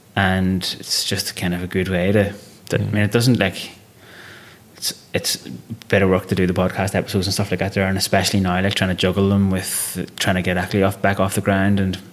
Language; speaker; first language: English; non-native, local second language; Irish